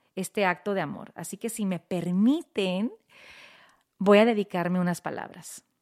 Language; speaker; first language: Spanish; early bilingual, heritage; Spanish